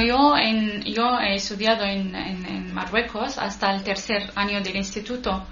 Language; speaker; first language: Spanish; non-native, learner; Arabic